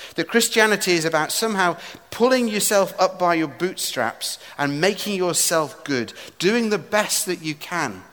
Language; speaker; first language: English; native; English